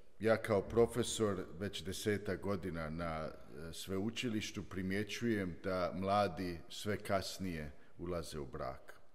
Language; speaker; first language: Croatian; early bilingual, heritage; Croatian